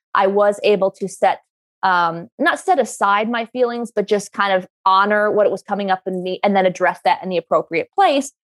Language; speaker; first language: English; native; English